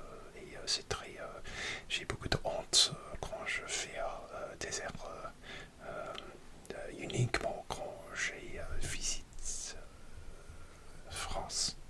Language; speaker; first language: French; non-native, learner; English